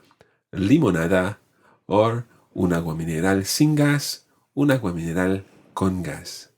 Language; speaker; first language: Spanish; non-native, fluent; English